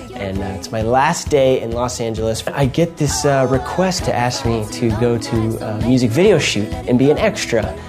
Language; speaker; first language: English; native; English